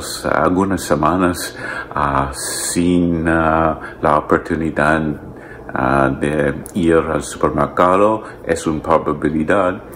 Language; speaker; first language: Spanish; non-native, learner; English